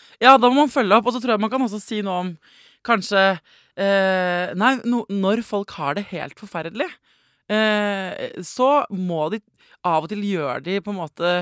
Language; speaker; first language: Norwegian; native; Norwegian